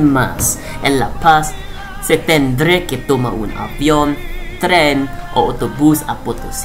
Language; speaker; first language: Spanish; non-native, learner; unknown